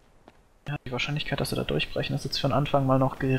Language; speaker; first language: German; native; German